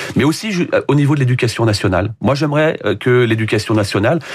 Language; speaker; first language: French; native; French